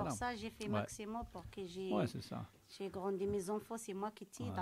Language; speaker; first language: French; non-native, local second language; Arabic